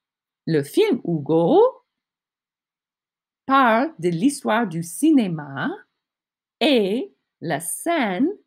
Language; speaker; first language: French; non-native, fluent; English